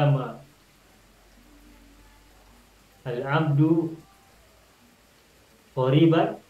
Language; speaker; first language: Arabic; non-native, fluent; Indonesian